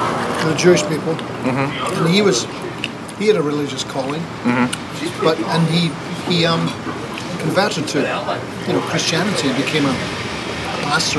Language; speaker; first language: English; native; English